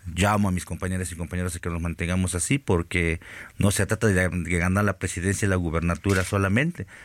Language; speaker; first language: Spanish; native; Spanish